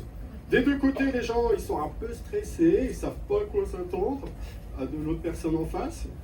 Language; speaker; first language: French; native; French